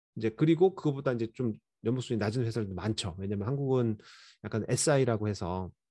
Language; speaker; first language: Korean; native; Korean